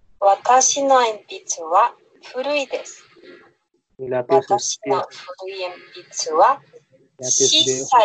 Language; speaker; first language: Japanese; non-native, learner; Spanish